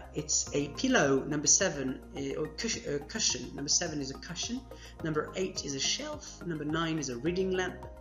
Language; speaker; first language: English; non-native, fluent; French